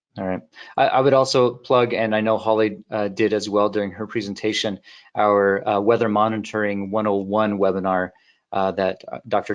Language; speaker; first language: English; native; English